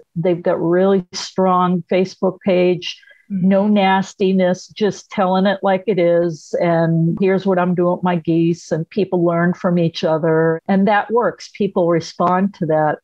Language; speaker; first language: English; native; English